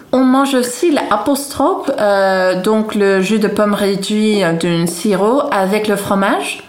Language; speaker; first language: French; non-native, fluent; Dutch